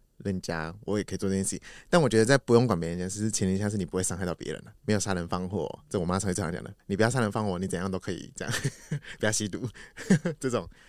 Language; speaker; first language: Chinese; native; Chinese